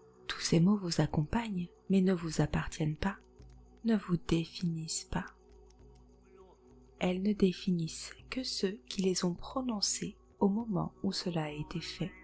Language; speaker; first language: French; native; French